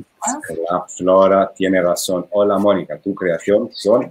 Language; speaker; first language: Spanish; non-native, fluent; Italian